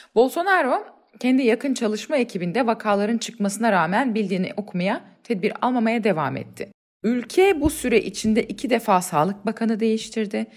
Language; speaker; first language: Turkish; native; Turkish